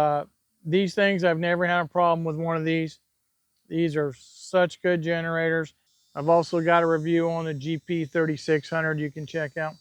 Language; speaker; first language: English; native; English